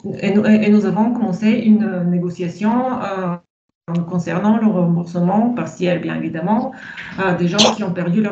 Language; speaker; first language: French; non-native, fluent; Bulgarian